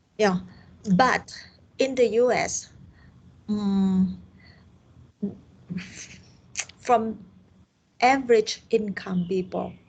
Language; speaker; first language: English; non-native, learner; Vietnamese